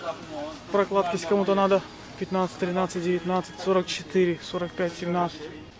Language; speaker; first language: Russian; native; Russian